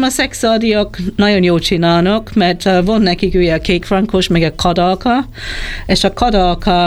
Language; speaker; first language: Hungarian; non-native, learner; English